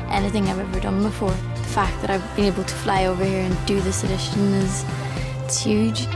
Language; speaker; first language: English; native; English